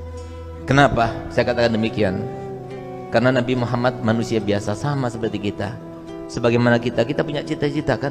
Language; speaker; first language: Indonesian; native; Indonesian